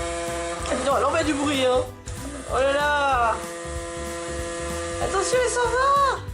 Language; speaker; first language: French; native; French